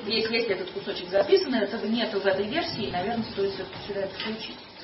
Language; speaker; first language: Russian; native; Russian